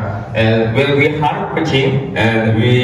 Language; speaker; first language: English; non-native, learner; Korean